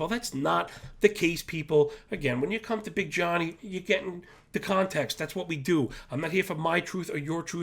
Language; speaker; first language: English; native; English